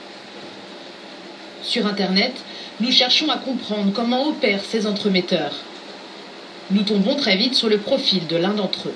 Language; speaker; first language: French; native; French